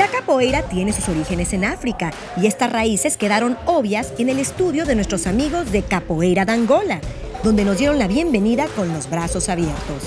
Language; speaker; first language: Spanish; native; Spanish